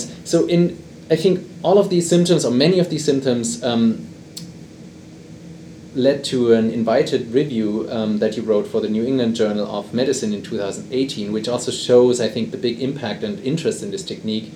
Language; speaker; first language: English; non-native, fluent; German